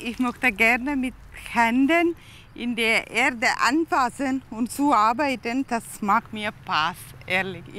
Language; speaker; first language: German; non-native, learner; Tamil